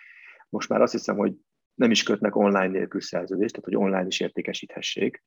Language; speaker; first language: Hungarian; native; Hungarian